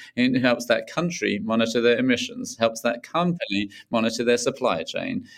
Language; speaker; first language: English; native; English